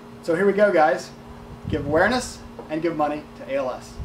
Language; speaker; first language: English; native; English